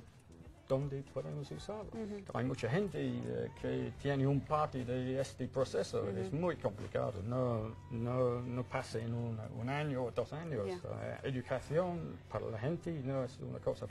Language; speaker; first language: Spanish; non-native, fluent; English